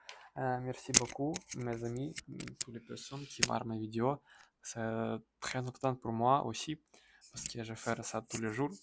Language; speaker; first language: French; non-native, learner; Russian